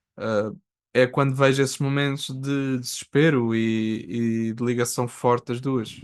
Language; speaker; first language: Portuguese; native; Portuguese